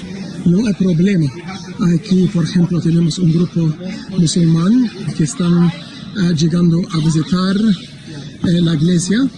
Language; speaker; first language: Spanish; non-native, fluent; Arabic